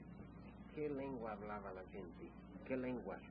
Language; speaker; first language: Spanish; non-native, fluent; English